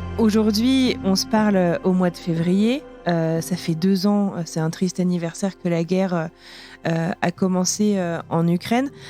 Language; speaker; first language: French; native; French